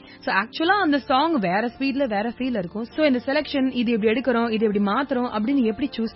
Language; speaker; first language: Tamil; native; Tamil